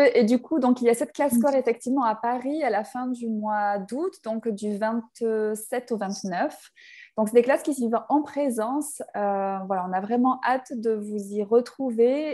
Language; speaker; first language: French; native; French